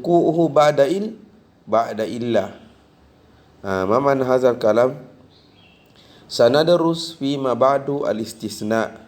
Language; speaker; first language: Arabic; non-native, fluent; Indonesian